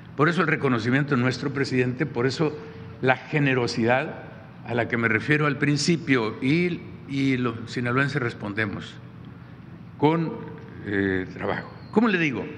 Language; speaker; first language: Spanish; native; Spanish